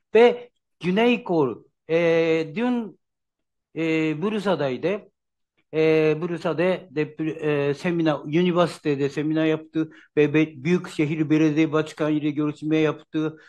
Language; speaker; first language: Turkish; non-native, learner; Japanese